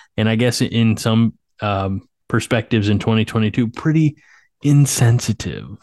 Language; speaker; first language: English; early bilingual, other home language; Slovak